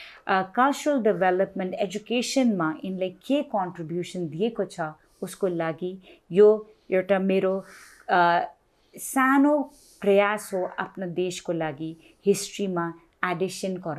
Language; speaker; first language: Nepali; non-native, local second language; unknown